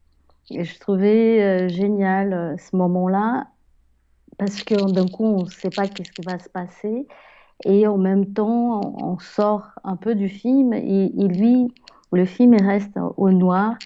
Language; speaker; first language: French; non-native, fluent; Portuguese